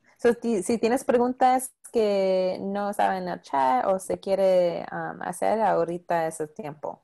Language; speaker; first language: Spanish; non-native, local second language; English